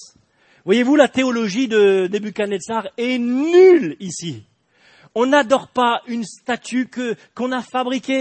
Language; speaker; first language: French; native; French